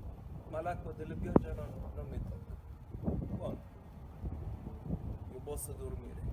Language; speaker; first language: Italian; non-native, fluent; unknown